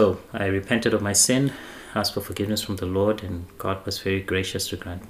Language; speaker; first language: English; non-native, local second language; Shona